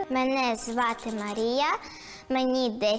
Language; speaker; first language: Ukrainian; non-native, local second language; Russian